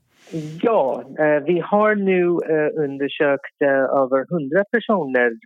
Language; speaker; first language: Swedish; non-native, fluent; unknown